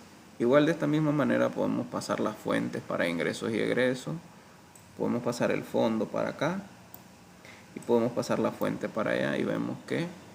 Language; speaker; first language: Spanish; native; Spanish